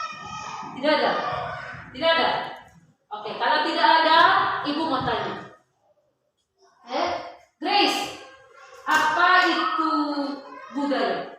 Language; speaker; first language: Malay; non-native, local second language; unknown